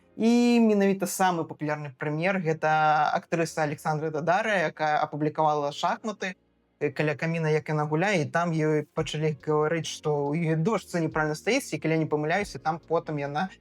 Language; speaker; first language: Belarusian; non-native, local second language; Russian